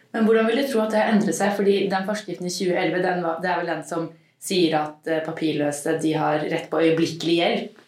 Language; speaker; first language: Norwegian; native; Norwegian